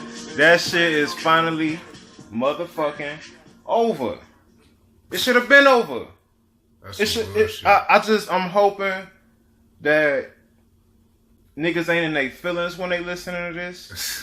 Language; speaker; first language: English; native; English